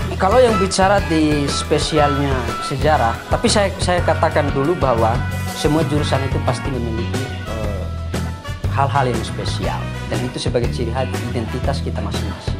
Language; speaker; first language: Indonesian; non-native, local second language; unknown